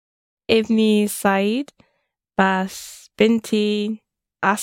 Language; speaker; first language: Arabic; non-native, learner; English